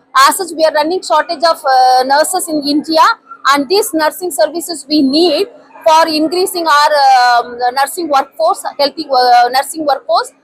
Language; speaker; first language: English; non-native, local second language; Tamil